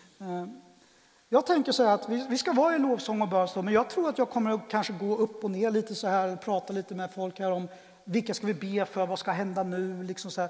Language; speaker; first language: Swedish; native; Swedish